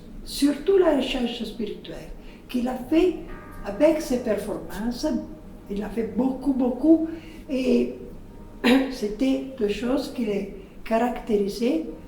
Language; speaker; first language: French; non-native, fluent; Italian